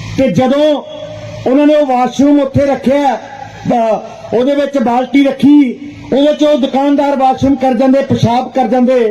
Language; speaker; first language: Punjabi; non-native, local second language; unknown